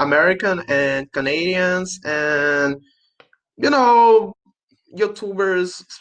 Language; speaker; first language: English; non-native, learner; Portuguese